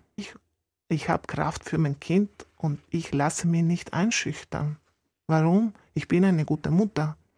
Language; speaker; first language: German; non-native, fluent; Spanish